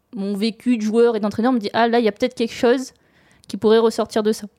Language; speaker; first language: French; native; French